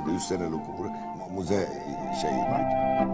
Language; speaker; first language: Turkish; non-native, learner; Georgian